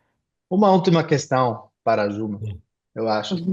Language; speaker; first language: Portuguese; non-native, fluent; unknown